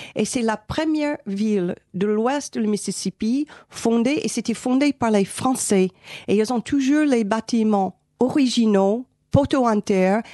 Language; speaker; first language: French; non-native, fluent; English